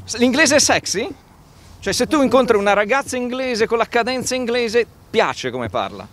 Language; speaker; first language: Italian; native; Italian